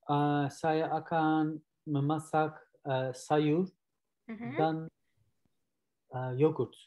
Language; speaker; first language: Indonesian; non-native, learner; Turkish